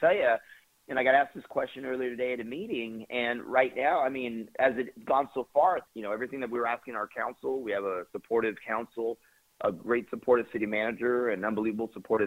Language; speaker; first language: English; early bilingual, other home language; Spanish